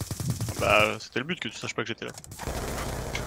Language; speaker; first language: French; native; French